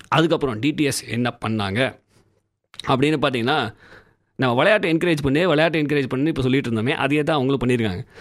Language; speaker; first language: Tamil; native; Tamil